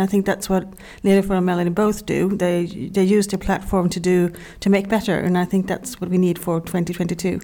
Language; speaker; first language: English; non-native, fluent; Swedish